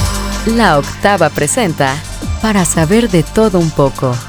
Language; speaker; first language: Spanish; native; Spanish